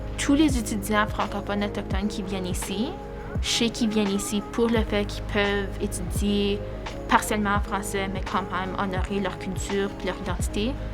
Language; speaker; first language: French; native; French